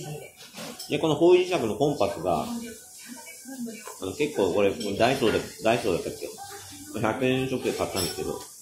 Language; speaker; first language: Japanese; native; Japanese